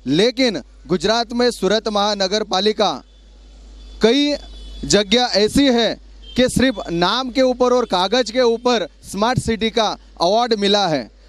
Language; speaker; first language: Hindi; non-native, local second language; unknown